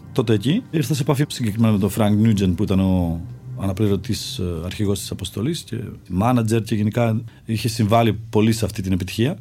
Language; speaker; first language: Greek; early bilingual, other home language; Czech